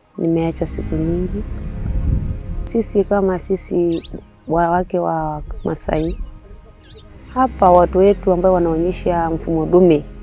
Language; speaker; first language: Swahili; non-native, local second language; Masai